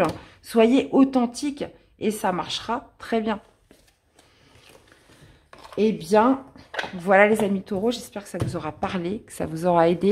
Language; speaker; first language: French; native; French